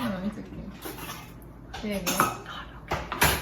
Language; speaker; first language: English; non-native, learner; Japanese